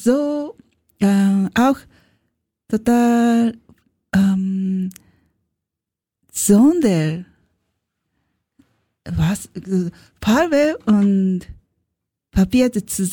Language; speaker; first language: German; non-native, learner; Japanese